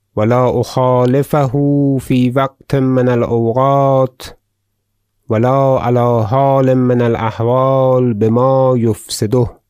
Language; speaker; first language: Arabic; non-native, fluent; Persian